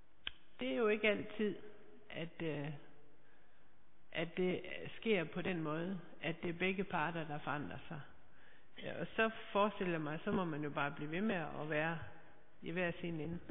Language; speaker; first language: Danish; native; Danish